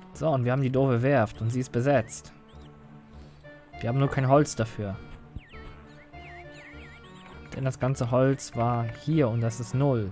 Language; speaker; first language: German; native; German